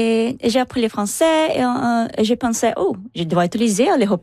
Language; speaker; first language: French; non-native, learner; Portuguese